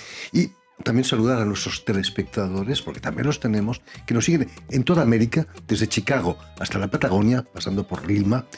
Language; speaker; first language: Spanish; native; Spanish